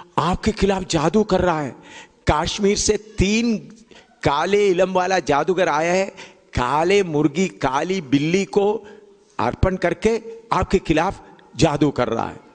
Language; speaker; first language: Hindi; non-native, local second language; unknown